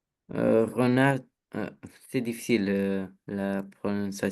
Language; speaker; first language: French; non-native, learner; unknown